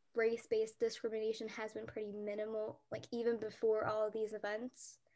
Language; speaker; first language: English; early bilingual, other home language; Korean